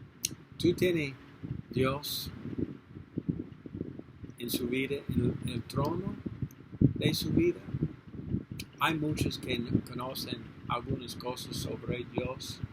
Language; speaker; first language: Spanish; non-native, learner; English